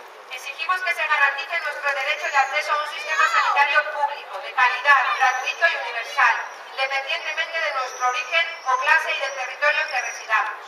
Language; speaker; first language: Spanish; native; Spanish